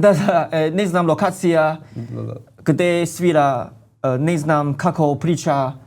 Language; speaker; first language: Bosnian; non-native, learner; Chinese